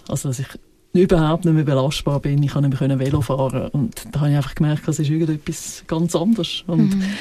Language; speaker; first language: German; native; German